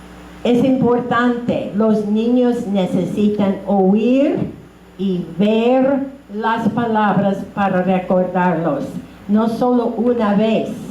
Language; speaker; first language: Spanish; non-native, fluent; English